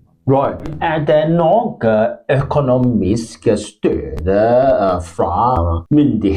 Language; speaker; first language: Norwegian; non-native, learner; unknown